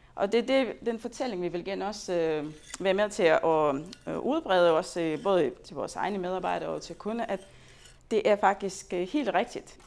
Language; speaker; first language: Danish; non-native, fluent; Lithuanian